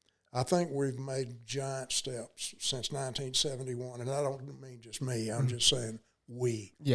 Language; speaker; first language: English; native; English